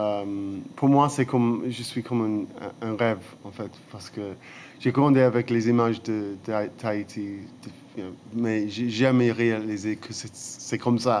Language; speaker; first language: French; non-native, fluent; English